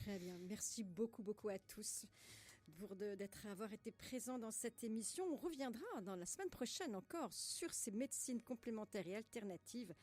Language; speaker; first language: French; native; French